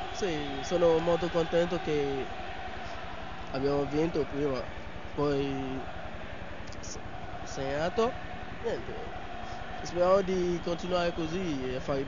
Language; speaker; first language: Italian; non-native, fluent; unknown